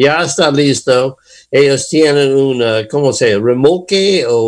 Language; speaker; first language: Spanish; non-native, learner; English